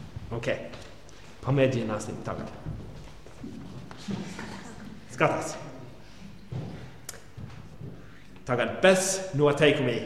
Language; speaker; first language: Latvian; non-native, learner; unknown